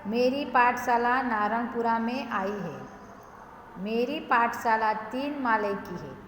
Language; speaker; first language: Hindi; non-native, local second language; Gujarati